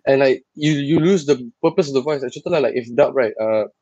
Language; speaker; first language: English; non-native, local second language; Malay